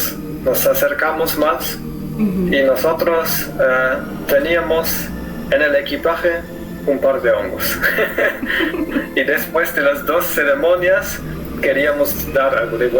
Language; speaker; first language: Spanish; non-native, fluent; German